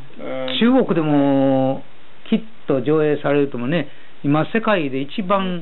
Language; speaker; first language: Japanese; native; Japanese